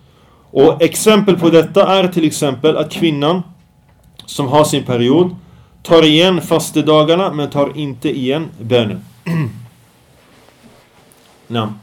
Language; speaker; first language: Swedish; early bilingual, other home language; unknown